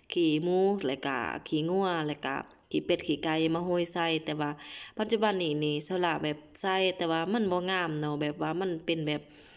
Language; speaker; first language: Lao; non-native, local second language; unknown